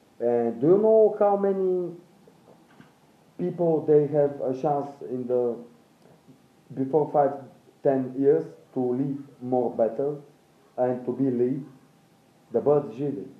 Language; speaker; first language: English; non-native, learner; Bulgarian